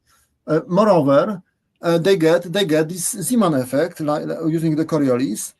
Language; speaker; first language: English; non-native, fluent; Polish